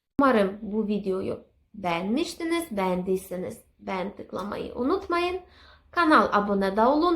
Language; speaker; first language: Turkish; non-native, fluent; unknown